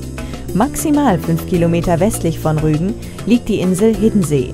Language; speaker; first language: German; native; German